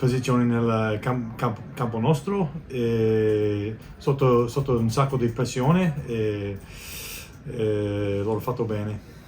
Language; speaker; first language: Italian; non-native, learner; English